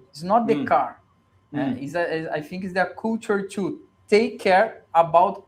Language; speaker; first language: English; non-native, learner; Portuguese